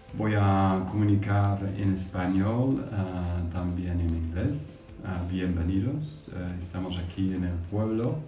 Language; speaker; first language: Spanish; non-native, fluent; English